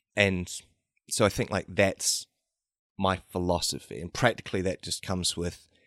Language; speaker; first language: English; native; English